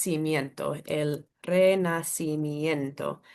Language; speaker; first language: Spanish; non-native, fluent; English